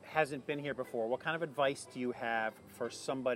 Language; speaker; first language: English; native; English